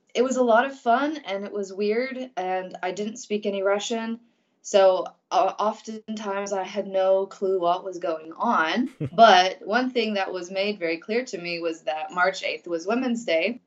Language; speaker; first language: English; early bilingual, other home language; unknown